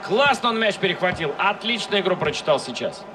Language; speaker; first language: Russian; native; Russian